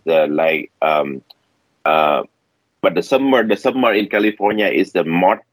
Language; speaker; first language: English; non-native, learner; Vietnamese